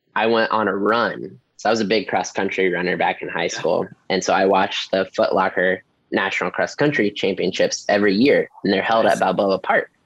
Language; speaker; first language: English; native; English